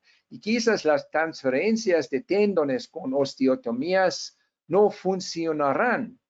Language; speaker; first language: Spanish; non-native, fluent; English